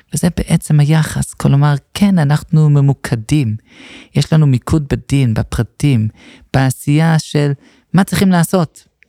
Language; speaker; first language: Hebrew; non-native, fluent; English